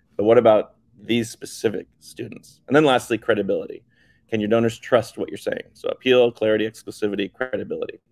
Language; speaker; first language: English; native; English